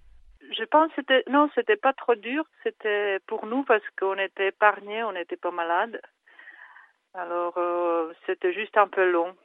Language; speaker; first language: French; non-native, fluent; Czech